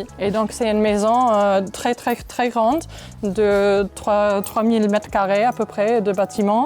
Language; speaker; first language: French; non-native, fluent; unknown